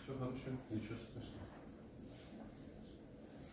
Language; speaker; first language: Russian; native; Russian